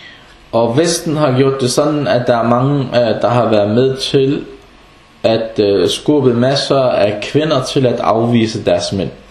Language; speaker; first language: Danish; non-native, fluent; Arabic